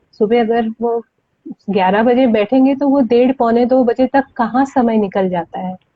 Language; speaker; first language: Hindi; non-native, local second language; Bangla